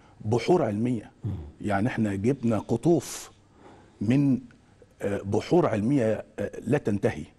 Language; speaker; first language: Arabic; native; Arabic